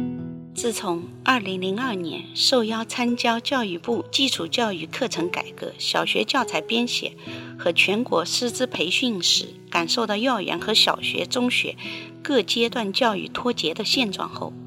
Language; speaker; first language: Chinese; native; Chinese